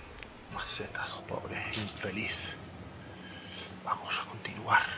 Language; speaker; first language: Spanish; native; Spanish